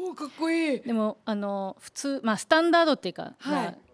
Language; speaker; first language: Japanese; early bilingual, heritage; Spanish